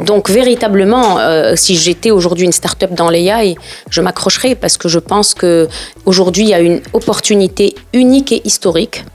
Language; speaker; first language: French; non-native, local second language; Arabic